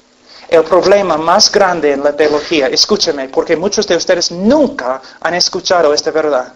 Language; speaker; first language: Spanish; non-native, fluent; English